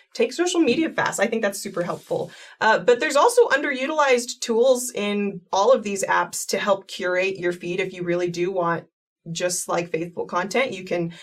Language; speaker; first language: English; native; English